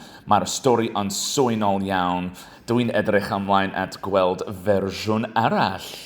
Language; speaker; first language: Welsh; non-native, learner; English